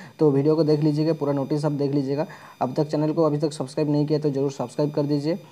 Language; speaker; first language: Hindi; non-native, local second language; Bangla